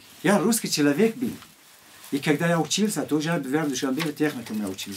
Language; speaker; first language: Russian; non-native, local second language; Tajik